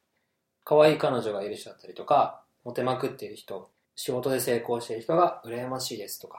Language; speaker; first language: Japanese; native; Japanese